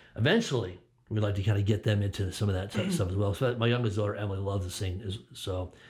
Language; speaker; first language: English; native; English